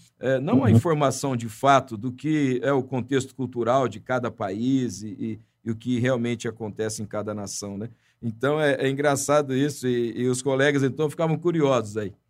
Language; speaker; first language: Portuguese; native; Portuguese